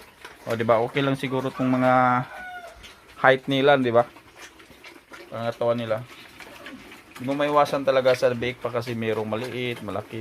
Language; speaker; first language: Filipino; native; Filipino